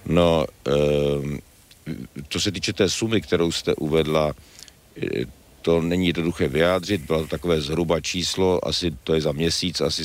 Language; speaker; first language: Czech; native; Czech